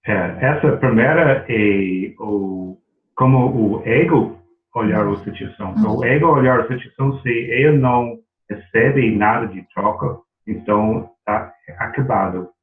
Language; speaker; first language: Portuguese; non-native, learner; English